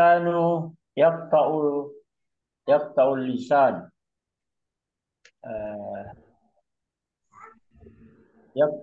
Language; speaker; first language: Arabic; non-native, learner; Indonesian